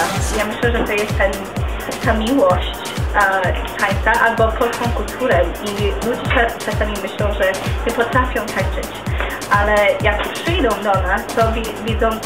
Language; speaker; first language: Polish; early bilingual, heritage; Polish